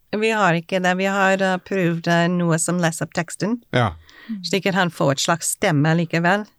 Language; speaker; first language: Norwegian; non-native, fluent; English